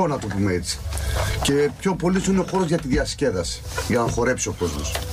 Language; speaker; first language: Greek; native; Greek